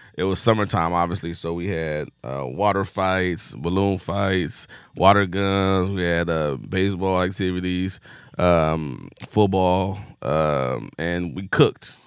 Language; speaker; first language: English; native; English